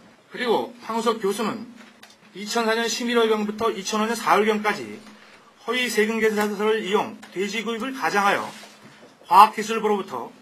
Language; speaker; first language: Korean; native; Korean